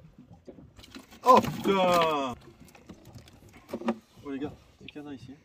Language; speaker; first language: French; native; French